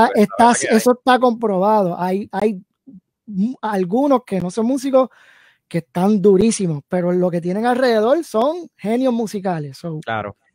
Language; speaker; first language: Spanish; early bilingual, heritage; Spanish